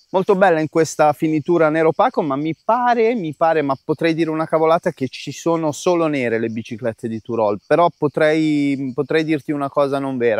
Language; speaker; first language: Italian; native; Italian